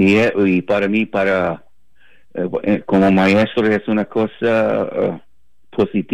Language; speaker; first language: Spanish; early bilingual, heritage; Spanish